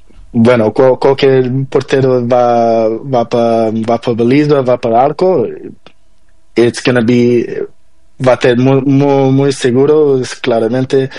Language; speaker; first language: Spanish; non-native, learner; Portuguese